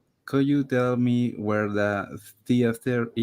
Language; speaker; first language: English; non-native, learner; Spanish